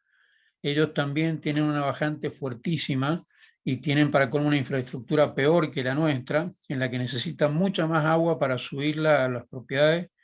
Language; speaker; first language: Spanish; native; Spanish